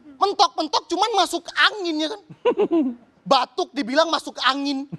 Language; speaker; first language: Indonesian; native; Indonesian